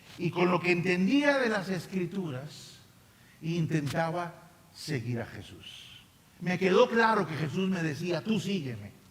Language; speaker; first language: Spanish; native; Spanish